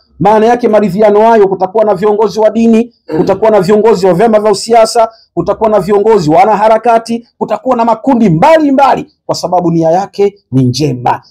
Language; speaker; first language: Swahili; native; Swahili